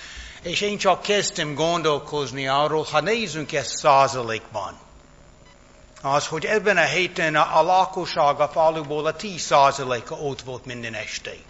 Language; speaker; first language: Hungarian; non-native, fluent; English